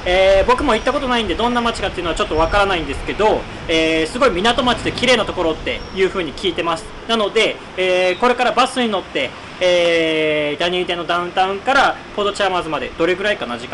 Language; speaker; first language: Japanese; native; Japanese